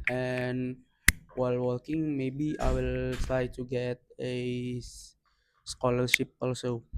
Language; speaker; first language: English; non-native, learner; Indonesian